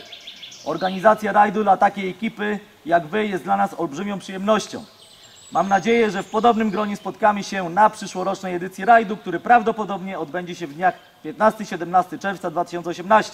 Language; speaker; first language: Polish; native; Polish